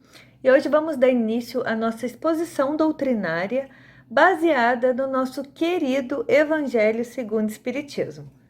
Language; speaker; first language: Portuguese; native; Portuguese